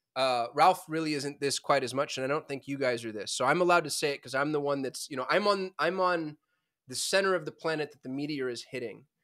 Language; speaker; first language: English; early bilingual, other home language; Urdu